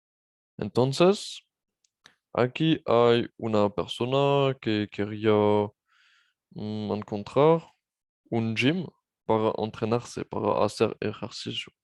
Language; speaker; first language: Spanish; non-native, learner; French